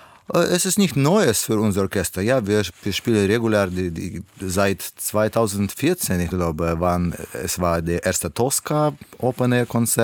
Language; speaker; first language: German; non-native, learner; Russian